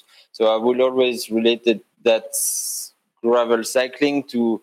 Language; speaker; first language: English; non-native, fluent; French